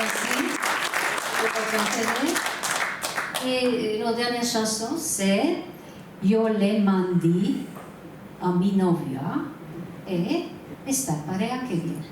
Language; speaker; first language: French; non-native, learner; Turkish